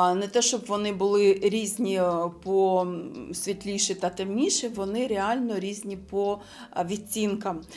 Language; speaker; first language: Ukrainian; non-native, local second language; Russian